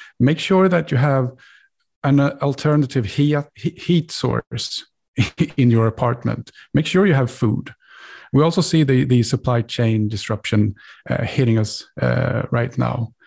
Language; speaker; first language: English; non-native, fluent; Swedish